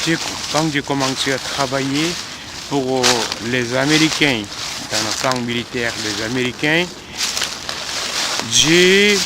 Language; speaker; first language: French; non-native, fluent; Korean